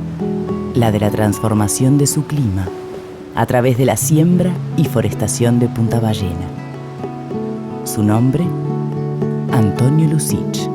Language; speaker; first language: Spanish; native; Spanish